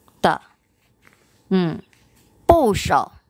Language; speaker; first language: Chinese; non-native, learner; Vietnamese